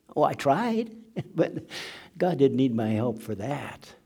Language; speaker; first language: English; non-native, fluent; German